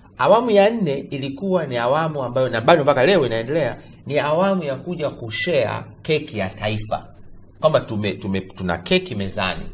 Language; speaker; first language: Swahili; native; Swahili